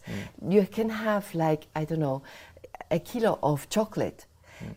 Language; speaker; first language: English; non-native, fluent; Swiss German